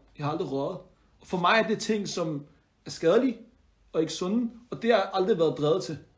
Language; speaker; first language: Danish; early bilingual, other home language; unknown